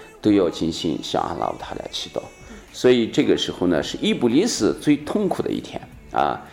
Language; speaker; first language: Chinese; native; Chinese